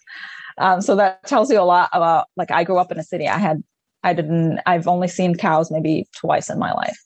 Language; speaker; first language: English; non-native, fluent; Arabic